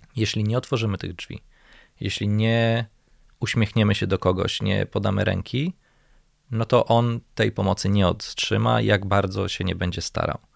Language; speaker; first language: Polish; native; Polish